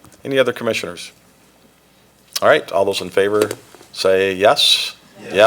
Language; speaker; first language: English; native; English